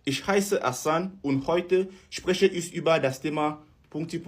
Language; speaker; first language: German; non-native, fluent; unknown